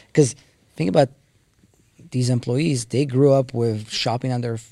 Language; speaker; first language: English; non-native, fluent; Hebrew